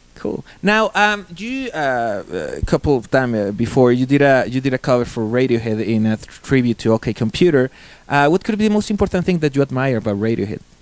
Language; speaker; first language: English; non-native, fluent; Spanish